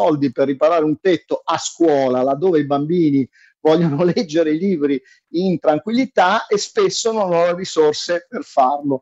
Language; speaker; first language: Italian; native; Italian